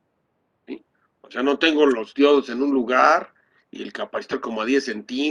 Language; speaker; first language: Spanish; native; Spanish